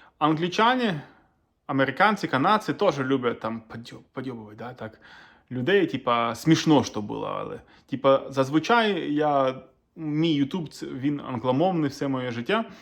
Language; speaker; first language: Ukrainian; non-native, local second language; Russian